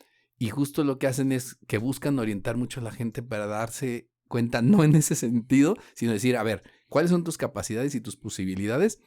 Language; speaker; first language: Spanish; native; Spanish